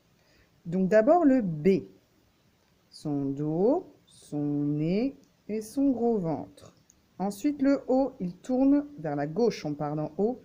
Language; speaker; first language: French; native; French